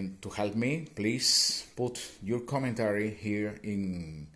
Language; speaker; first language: English; non-native, learner; Spanish